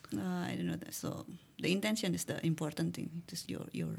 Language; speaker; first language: English; non-native, learner; Indonesian